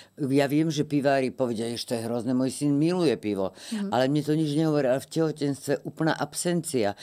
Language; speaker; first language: Slovak; native; Slovak